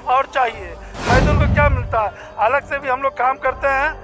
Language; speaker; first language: Hindi; native; Hindi